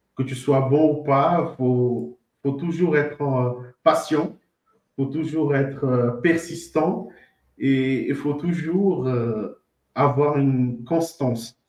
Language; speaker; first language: French; non-native, fluent; Portuguese